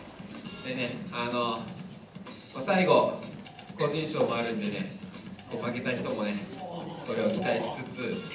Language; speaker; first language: Japanese; native; Japanese